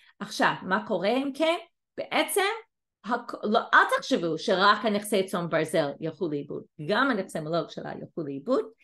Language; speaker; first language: Hebrew; non-native, fluent; English